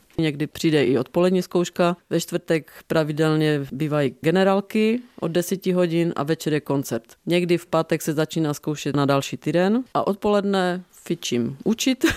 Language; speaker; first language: Czech; native; Czech